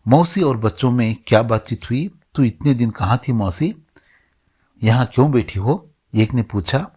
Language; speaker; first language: Hindi; non-native, local second language; Kannada